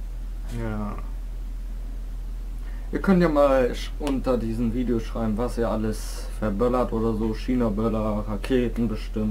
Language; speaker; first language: German; native; German